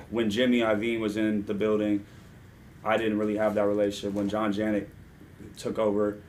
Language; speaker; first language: English; native; English